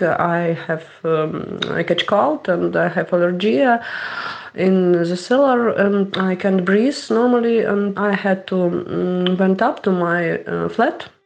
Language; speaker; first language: English; non-native, learner; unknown